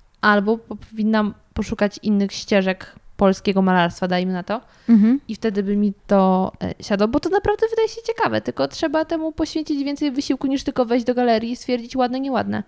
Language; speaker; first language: Polish; native; Polish